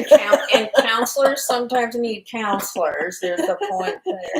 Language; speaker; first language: English; native; English